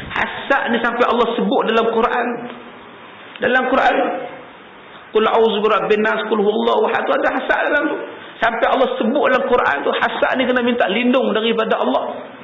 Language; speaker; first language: Malay; native; Malay